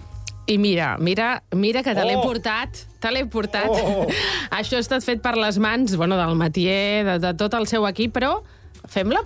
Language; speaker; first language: Catalan; native; Catalan